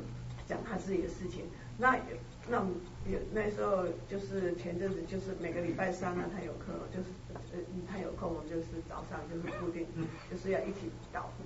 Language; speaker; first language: Chinese; native; Chinese